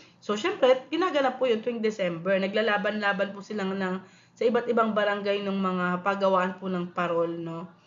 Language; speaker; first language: Filipino; non-native, local second language; Pampanga